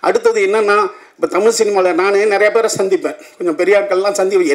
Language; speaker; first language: Tamil; native; Tamil